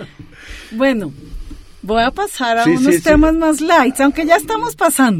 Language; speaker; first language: Spanish; native; Spanish